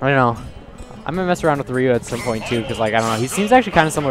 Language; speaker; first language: English; native; English